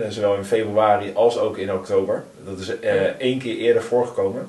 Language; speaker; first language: Dutch; native; Dutch